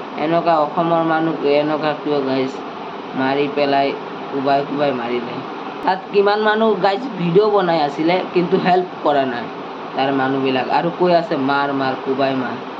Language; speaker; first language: Assamese; native; Assamese